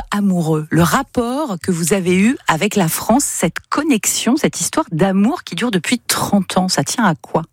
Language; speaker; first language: French; native; French